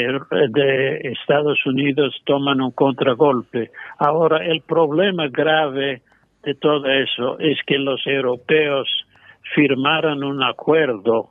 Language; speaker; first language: Spanish; non-native, fluent; English